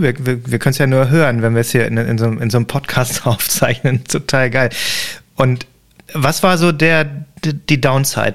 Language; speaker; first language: German; native; German